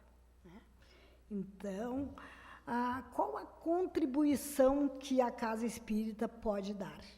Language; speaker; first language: Portuguese; native; Portuguese